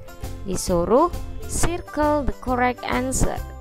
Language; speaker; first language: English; non-native, fluent; Indonesian